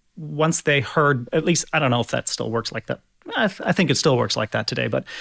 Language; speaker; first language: English; non-native, fluent; German